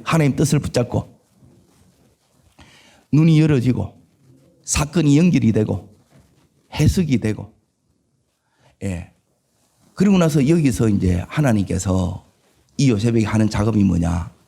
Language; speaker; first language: Korean; native; Korean